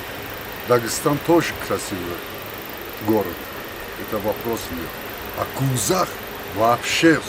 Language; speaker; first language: Russian; non-native, local second language; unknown